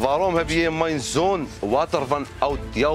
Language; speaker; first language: Dutch; non-native, learner; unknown